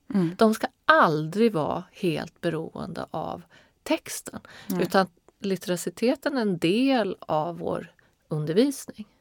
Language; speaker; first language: Swedish; native; Swedish